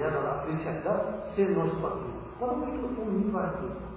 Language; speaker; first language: Russian; non-native, learner; Tibetan